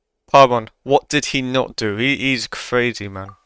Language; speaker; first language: English; native; English